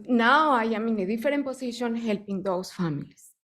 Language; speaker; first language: English; non-native, fluent; Spanish